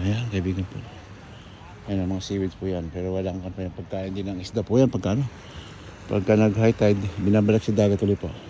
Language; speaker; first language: Filipino; native; Filipino